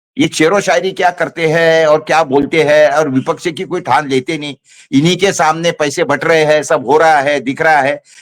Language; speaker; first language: Hindi; non-native, local second language; Marathi